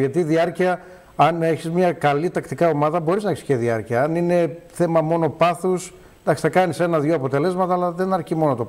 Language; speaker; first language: Greek; native; Greek